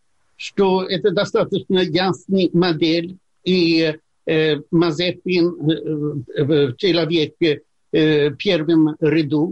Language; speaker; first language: Russian; non-native, fluent; Swedish